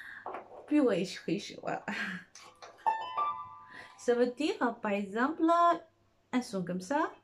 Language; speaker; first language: French; non-native, fluent; Chinese